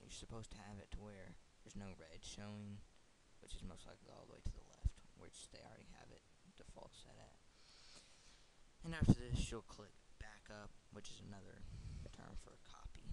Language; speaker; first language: English; native; English